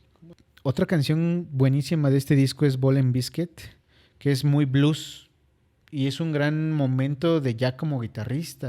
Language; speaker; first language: Spanish; native; Spanish